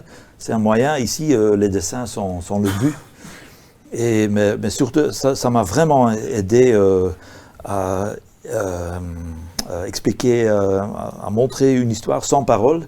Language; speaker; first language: French; non-native, local second language; Dutch